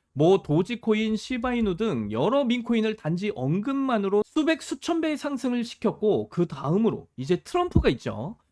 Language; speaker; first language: Korean; native; Korean